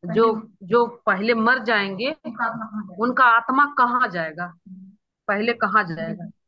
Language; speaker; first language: Hindi; non-native, local second language; Gujarati